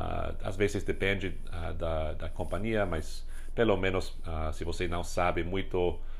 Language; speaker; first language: Portuguese; non-native, fluent; English